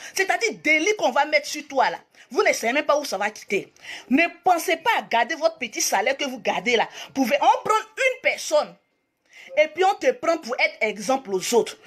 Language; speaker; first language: French; native; French